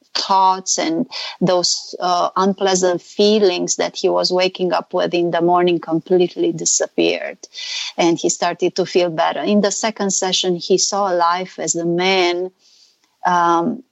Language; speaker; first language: English; non-native, fluent; Romanian